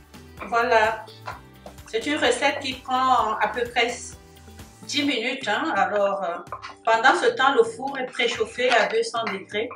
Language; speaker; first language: French; native; French